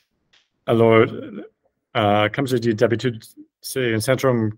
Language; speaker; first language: French; non-native, fluent; English